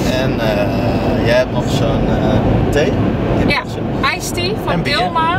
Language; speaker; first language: Dutch; native; Dutch